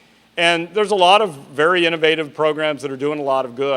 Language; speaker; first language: English; native; English